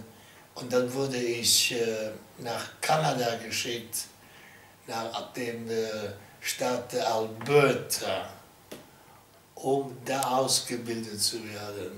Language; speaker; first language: German; non-native, local second language; Luxembourgish